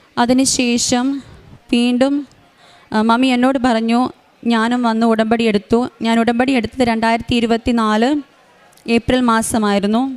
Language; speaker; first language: Malayalam; native; Malayalam